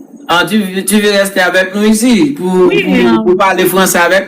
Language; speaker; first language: French; non-native, local second language; Haitian Creole